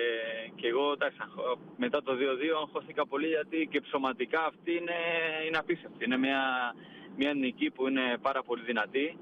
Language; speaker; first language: Greek; non-native, fluent; Spanish